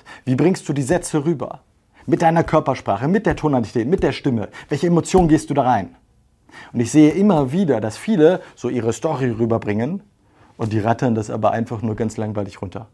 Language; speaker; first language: German; native; German